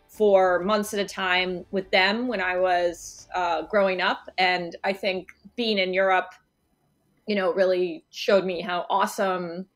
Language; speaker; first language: English; native; English